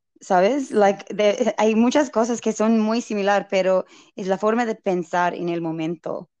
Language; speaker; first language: Spanish; non-native, learner; English